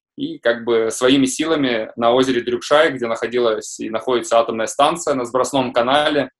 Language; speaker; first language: Russian; native; Russian